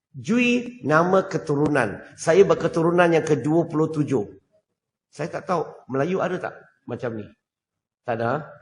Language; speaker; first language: Malay; non-native, local second language; Chinese